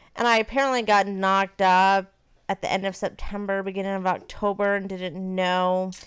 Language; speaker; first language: English; native; English